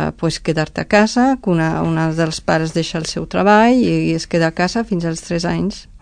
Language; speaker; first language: Catalan; non-native, fluent; Spanish